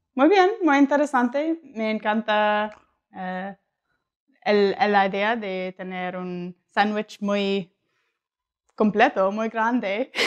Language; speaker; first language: Spanish; non-native, learner; English